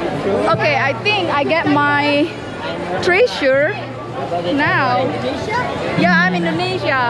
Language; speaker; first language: English; non-native, learner; Indonesian